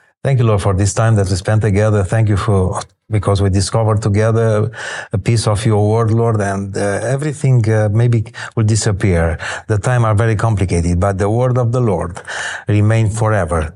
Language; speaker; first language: English; non-native, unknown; Romanian